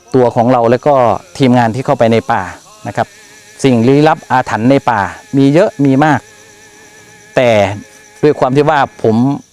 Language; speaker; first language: Thai; native; Thai